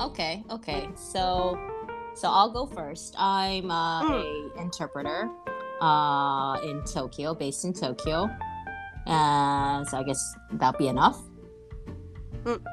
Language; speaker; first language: English; non-native, fluent; Japanese